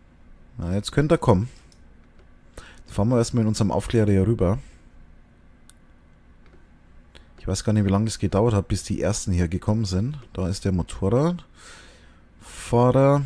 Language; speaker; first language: German; native; German